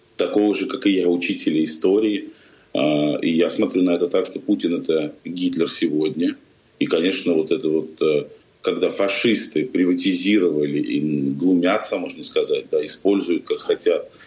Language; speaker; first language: Russian; native; Russian